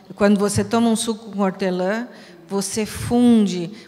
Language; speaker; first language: Portuguese; native; Portuguese